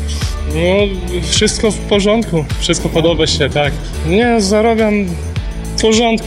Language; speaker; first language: Polish; non-native, learner; Ukrainian